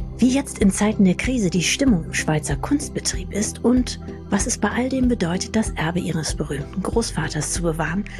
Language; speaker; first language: German; native; German